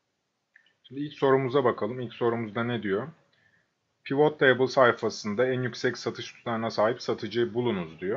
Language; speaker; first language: Turkish; native; Turkish